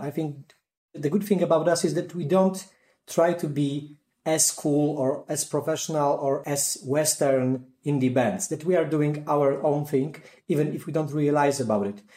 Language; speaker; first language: English; non-native, fluent; Polish